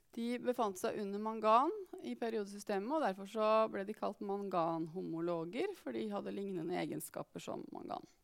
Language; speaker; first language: Norwegian; native; Norwegian